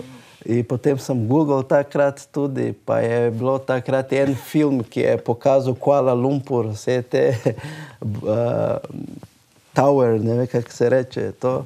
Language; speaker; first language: Slovenian; non-native, learner; Portuguese